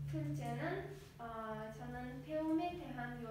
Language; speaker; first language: Korean; non-native, learner; Azerbaijani